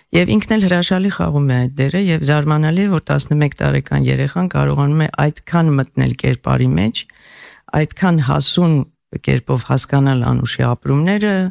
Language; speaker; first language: Armenian; native; Armenian